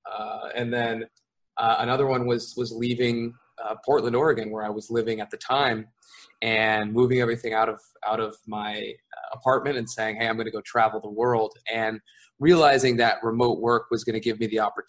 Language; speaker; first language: English; native; English